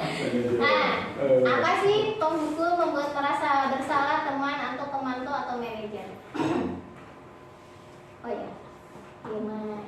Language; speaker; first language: Indonesian; native; Indonesian